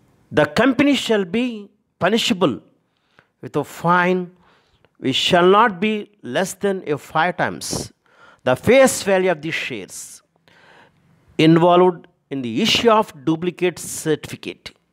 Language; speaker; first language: English; non-native, local second language; Telugu